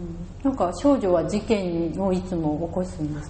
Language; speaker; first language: Japanese; native; Japanese